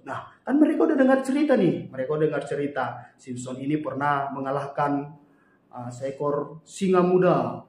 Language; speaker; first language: Indonesian; native; Indonesian